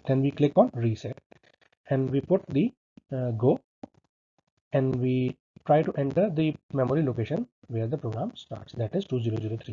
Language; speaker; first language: English; non-native, local second language; Hindi